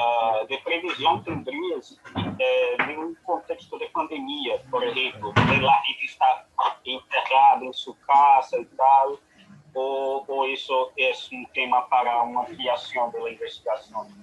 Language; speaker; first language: Spanish; non-native, fluent; Portuguese